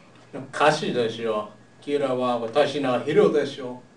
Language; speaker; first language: Japanese; non-native, learner; English